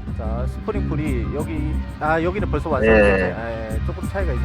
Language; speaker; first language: Korean; native; Korean